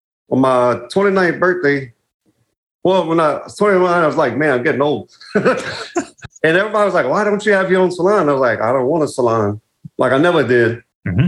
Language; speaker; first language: English; native; English